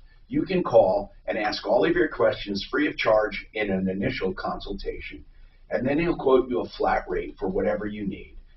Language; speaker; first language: English; native; English